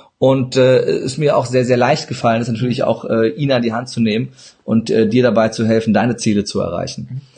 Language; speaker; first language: German; early bilingual, other home language; Turkish